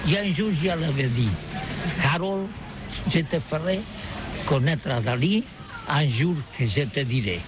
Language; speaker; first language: French; non-native, learner; Catalan